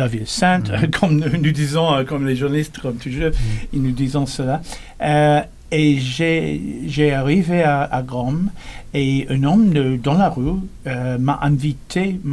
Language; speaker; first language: French; non-native, learner; English